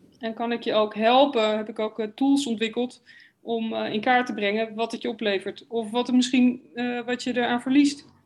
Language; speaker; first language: Dutch; native; Dutch